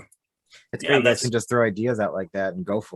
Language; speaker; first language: English; native; English